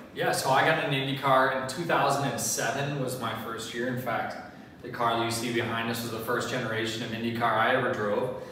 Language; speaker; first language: English; native; English